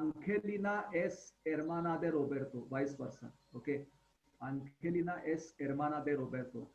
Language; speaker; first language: Spanish; non-native, fluent; Hindi